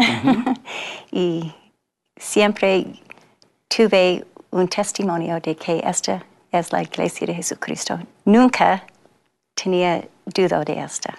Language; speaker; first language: Spanish; non-native, learner; English